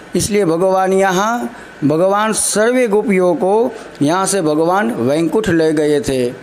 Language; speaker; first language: Hindi; non-native, local second language; Gujarati